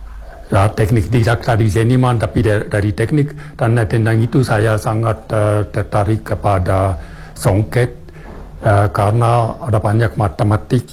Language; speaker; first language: Indonesian; non-native, fluent; German